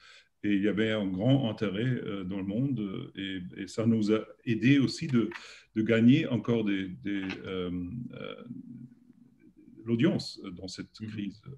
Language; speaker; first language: French; non-native, learner; German